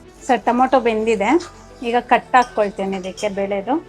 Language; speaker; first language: Kannada; native; Kannada